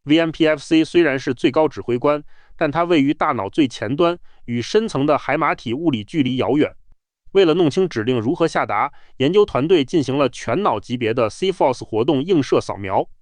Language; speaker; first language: Chinese; native; Chinese